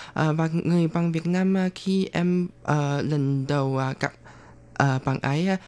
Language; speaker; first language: Vietnamese; non-native, fluent; Chinese